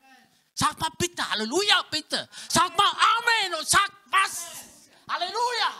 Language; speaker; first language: German; non-native, learner; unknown